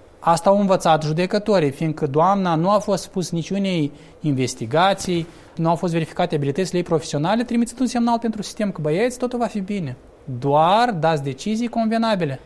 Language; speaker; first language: Romanian; native; Romanian